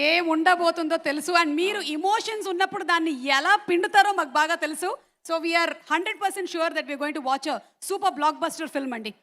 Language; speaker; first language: Telugu; native; Telugu